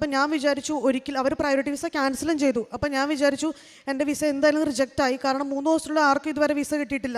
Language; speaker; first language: Malayalam; native; Malayalam